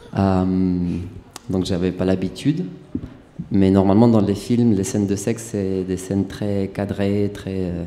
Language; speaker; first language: French; non-native, fluent; Spanish